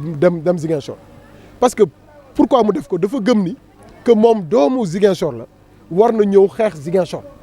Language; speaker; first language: Wolof; non-native, local second language; Fula